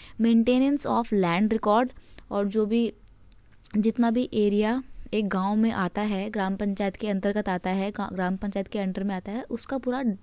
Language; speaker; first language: Hindi; native; Hindi